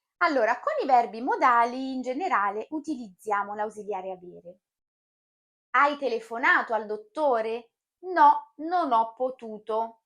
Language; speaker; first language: Italian; native; Italian